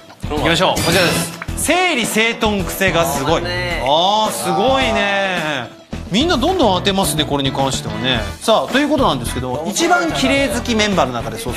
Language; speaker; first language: Japanese; native; Japanese